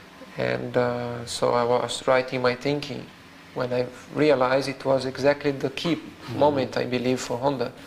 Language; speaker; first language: English; non-native, fluent; Portuguese